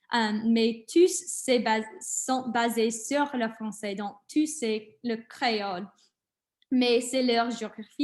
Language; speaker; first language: French; non-native, learner; English